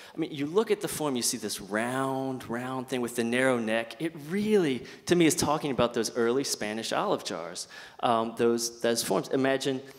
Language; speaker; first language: English; native; English